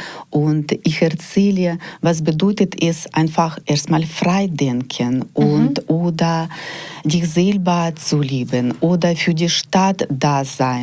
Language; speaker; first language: German; non-native, learner; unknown